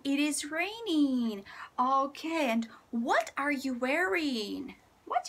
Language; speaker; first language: English; non-native, fluent; Russian